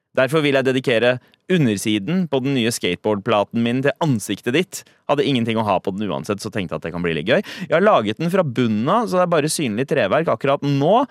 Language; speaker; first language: Norwegian; early bilingual, other home language; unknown